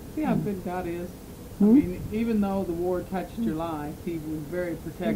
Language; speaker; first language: English; native; English